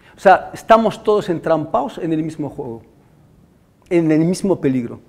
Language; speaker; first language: Spanish; non-native, fluent; Arabic